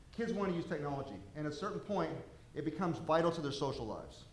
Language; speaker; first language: English; native; English